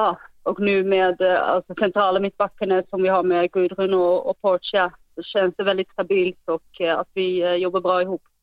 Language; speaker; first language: Swedish; non-native, fluent; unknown